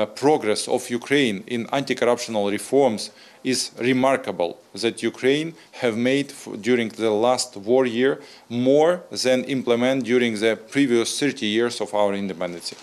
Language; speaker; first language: English; non-native, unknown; Ukrainian